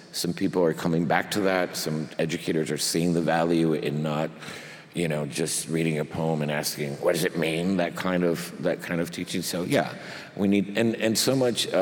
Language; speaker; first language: English; early bilingual, other home language; Spanish